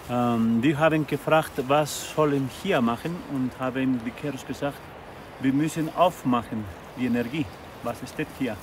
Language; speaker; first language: German; non-native, learner; Spanish